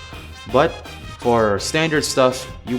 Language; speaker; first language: English; native; English